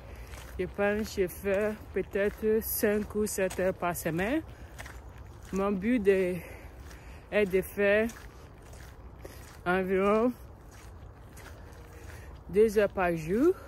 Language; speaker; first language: French; non-native, learner; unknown